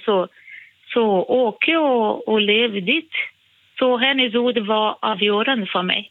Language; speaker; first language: Swedish; non-native, fluent; Portuguese